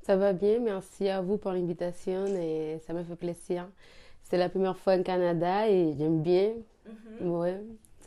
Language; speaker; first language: French; non-native, learner; Spanish